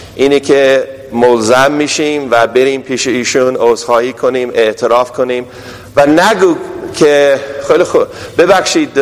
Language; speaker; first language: Persian; non-native, fluent; English